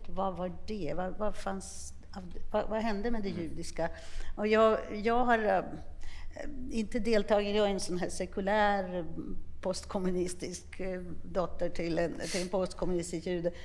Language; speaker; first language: Swedish; non-native, fluent; Polish